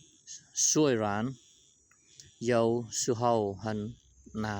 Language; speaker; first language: Chinese; non-native, learner; Khmer